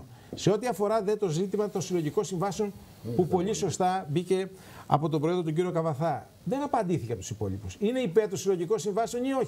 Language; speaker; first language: Greek; native; Greek